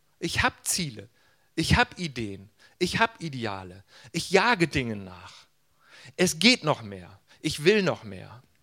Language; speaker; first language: German; native; German